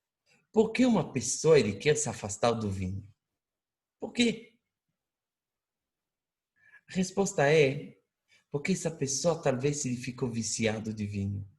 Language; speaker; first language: Portuguese; non-native, fluent; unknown